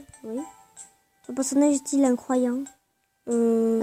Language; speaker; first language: French; native; French